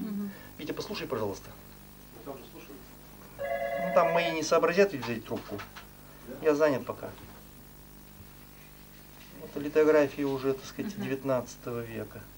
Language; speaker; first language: Russian; native; Russian